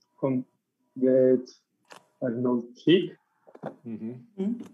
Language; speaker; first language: English; non-native, learner; Spanish